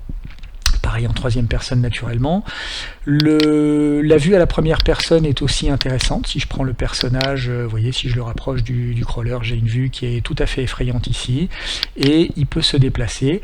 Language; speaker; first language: French; native; French